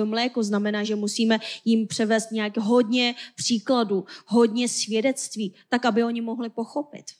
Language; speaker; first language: Czech; non-native, fluent; Korean